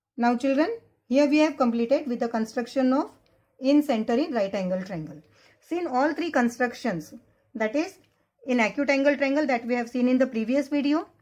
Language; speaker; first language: English; non-native, local second language; Marathi